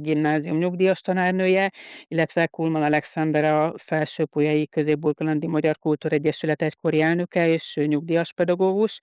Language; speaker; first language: Hungarian; native; Hungarian